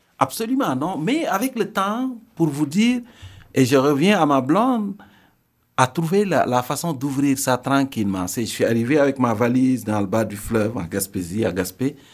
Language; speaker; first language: French; non-native, local second language; Serer